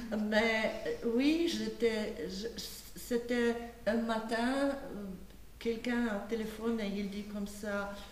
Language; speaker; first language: French; non-native, fluent; Slovak